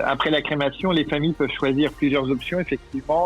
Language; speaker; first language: French; native; French